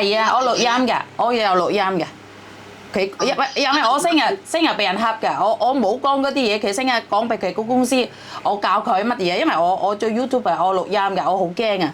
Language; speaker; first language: Cantonese; non-native, fluent; Javanese